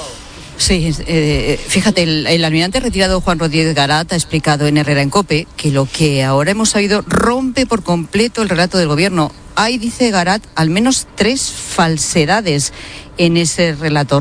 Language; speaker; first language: Spanish; native; Spanish